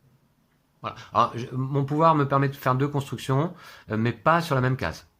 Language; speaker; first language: French; native; French